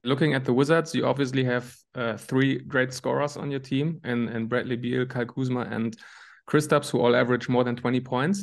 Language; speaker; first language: English; non-native, fluent; German